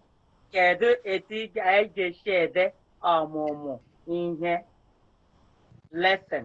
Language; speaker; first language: Igbo; native; Igbo